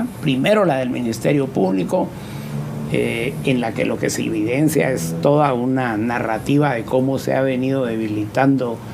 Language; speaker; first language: Spanish; native; Spanish